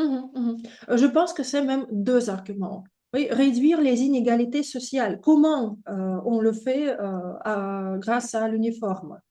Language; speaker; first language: French; non-native, fluent; Russian